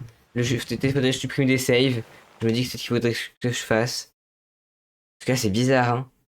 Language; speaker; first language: French; native; French